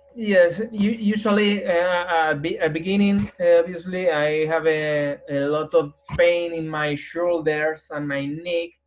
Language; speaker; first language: English; non-native, learner; Spanish